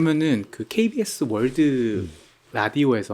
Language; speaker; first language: Korean; native; Korean